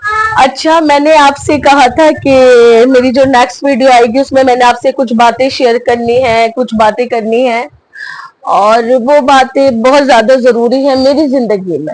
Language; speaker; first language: Urdu; native; Urdu